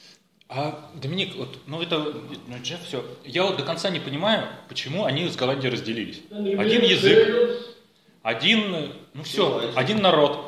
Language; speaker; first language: Russian; native; Russian